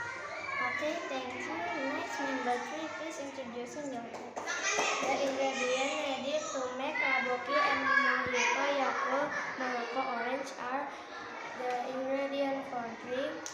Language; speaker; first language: English; non-native, learner; Indonesian